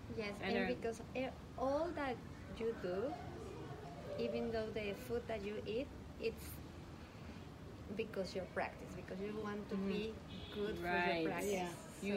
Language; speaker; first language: English; non-native, learner; Spanish